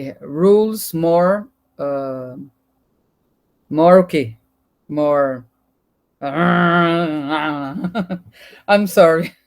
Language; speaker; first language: English; non-native, learner; Portuguese